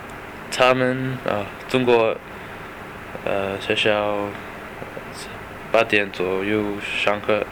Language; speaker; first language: Chinese; non-native, learner; English